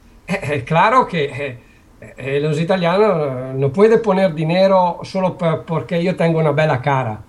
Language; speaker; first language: Spanish; non-native, learner; Italian